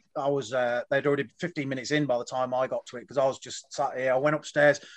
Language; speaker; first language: English; native; English